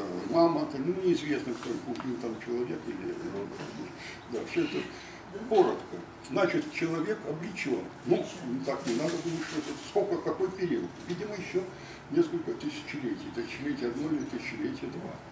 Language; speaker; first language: Russian; native; Russian